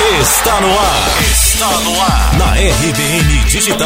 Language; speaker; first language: Portuguese; native; Portuguese